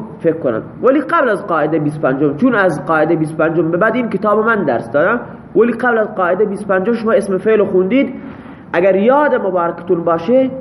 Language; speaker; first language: Persian; non-native, local second language; Baluchi